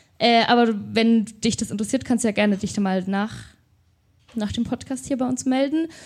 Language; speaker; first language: German; native; German